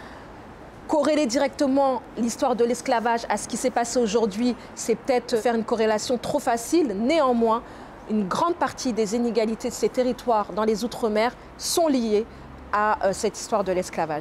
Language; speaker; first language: French; native; French